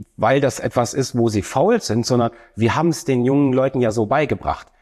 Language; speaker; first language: German; native; German